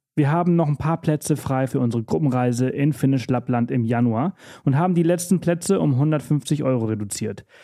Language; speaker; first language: German; native; German